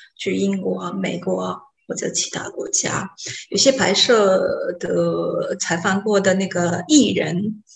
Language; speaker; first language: Chinese; non-native, fluent; Japanese